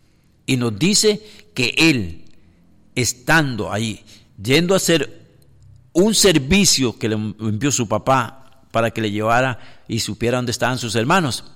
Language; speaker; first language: Spanish; native; Spanish